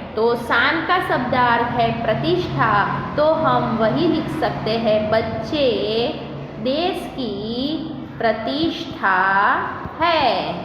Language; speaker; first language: Hindi; non-native, local second language; Gujarati